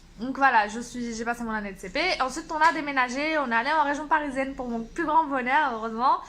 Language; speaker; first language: French; early bilingual, other home language; Arabic